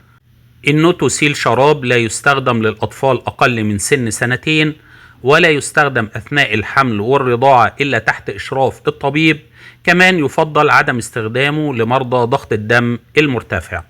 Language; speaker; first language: Arabic; native; Arabic